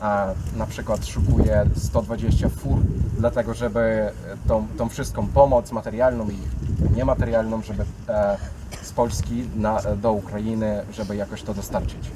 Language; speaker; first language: Polish; non-native, fluent; Ukrainian